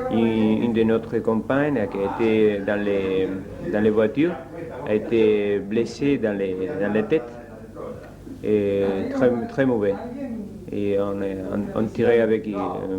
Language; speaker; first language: French; non-native, learner; Spanish